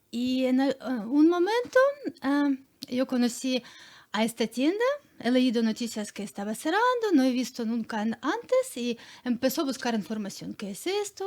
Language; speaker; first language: Spanish; non-native, learner; Ukrainian